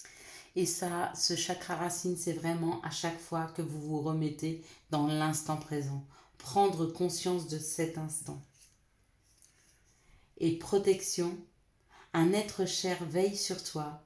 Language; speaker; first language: French; native; French